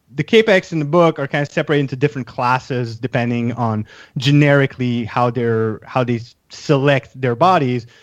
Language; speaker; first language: English; native; English